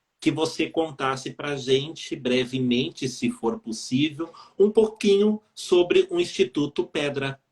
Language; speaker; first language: Portuguese; native; Portuguese